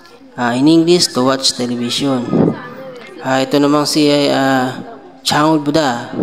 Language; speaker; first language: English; non-native, local second language; Filipino